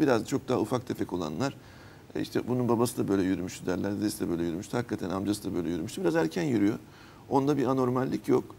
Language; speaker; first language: Turkish; native; Turkish